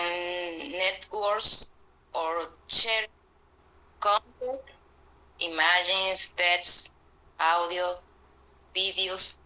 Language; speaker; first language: English; non-native, learner; Spanish